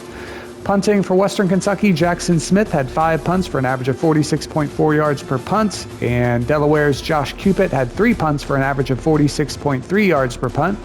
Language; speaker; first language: English; native; English